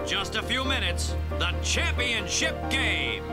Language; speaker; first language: English; native; English